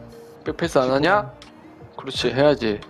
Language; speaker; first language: Korean; native; Korean